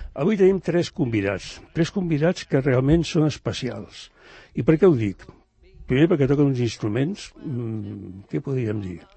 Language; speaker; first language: Catalan; native; Catalan